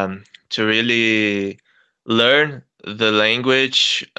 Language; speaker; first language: English; non-native, learner; Portuguese